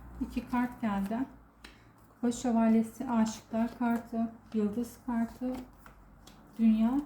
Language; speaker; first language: Turkish; native; Turkish